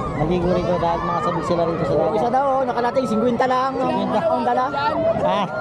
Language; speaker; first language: Filipino; native; Filipino